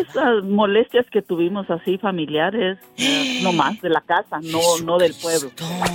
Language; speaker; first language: Spanish; native; Spanish